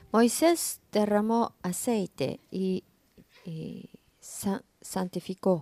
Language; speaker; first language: Spanish; non-native, learner; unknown